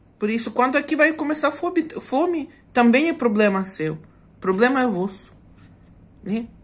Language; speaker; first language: Portuguese; non-native, fluent; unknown